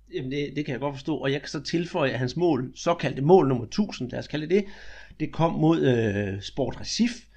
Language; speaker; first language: Danish; native; Danish